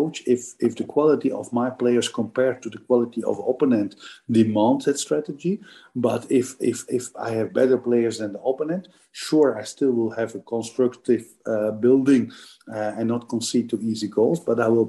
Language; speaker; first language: English; non-native, fluent; Dutch